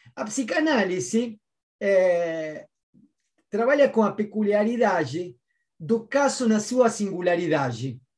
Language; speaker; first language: Spanish; native; Spanish